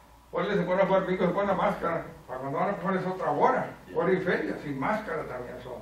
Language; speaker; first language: Spanish; early bilingual, heritage; Spanish